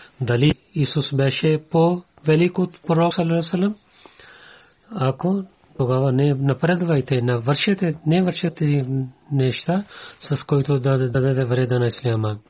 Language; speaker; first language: Bulgarian; non-native, learner; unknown